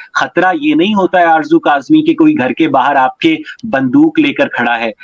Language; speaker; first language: Urdu; native; Urdu